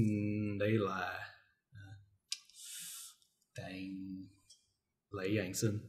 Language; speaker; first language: Vietnamese; non-native, learner; English